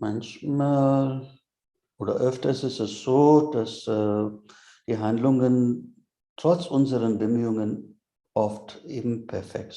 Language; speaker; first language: German; non-native, fluent; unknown